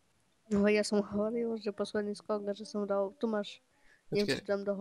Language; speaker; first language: Czech; non-native, local second language; Slovak